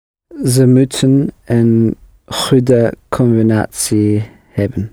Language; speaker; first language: Dutch; non-native, learner; English